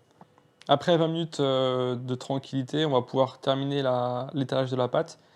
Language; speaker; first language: French; native; French